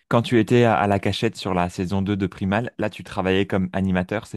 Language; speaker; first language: French; native; French